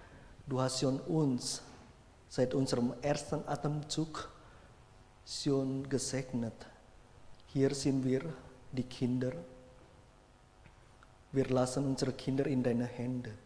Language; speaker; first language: German; non-native, fluent; Indonesian